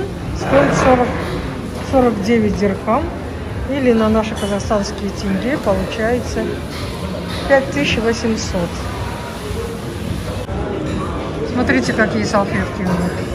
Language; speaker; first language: Russian; native; Russian